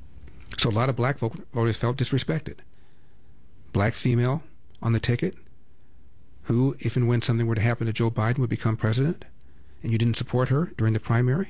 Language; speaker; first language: English; native; English